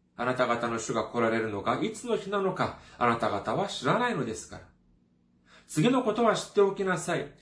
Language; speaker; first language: Japanese; non-native, fluent; Korean